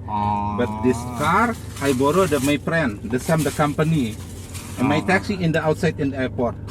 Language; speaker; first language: English; non-native, learner; Indonesian